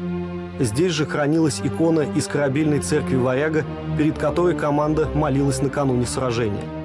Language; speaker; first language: Russian; native; Russian